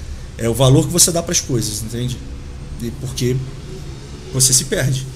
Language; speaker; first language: Portuguese; native; Portuguese